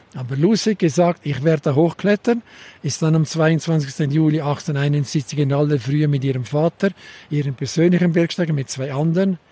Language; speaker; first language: German; native; German